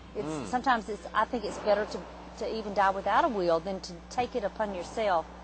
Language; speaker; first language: English; native; English